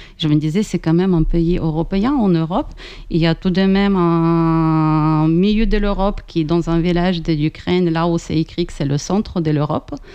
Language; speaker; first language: French; non-native, fluent; Ukrainian